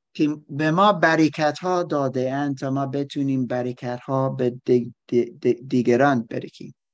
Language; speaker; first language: Persian; non-native, learner; German